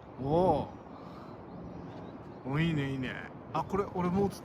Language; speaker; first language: Japanese; native; Japanese